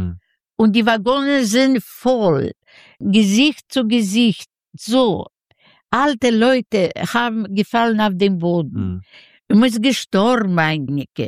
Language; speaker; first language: German; non-native, fluent; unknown